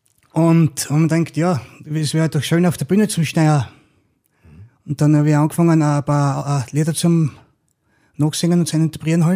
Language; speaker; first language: German; native; German